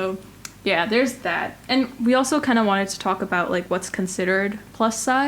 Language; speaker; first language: English; native; English